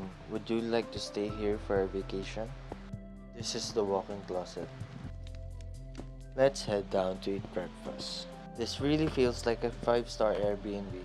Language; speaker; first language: English; non-native, local second language; Filipino